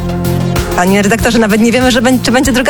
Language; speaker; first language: Polish; native; Polish